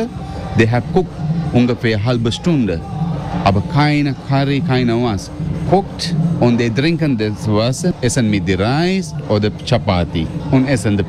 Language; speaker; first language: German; non-native, learner; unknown